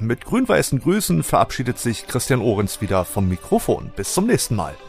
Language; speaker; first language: German; native; German